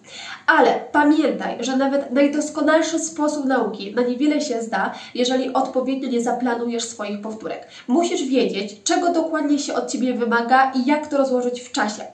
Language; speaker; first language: Polish; native; Polish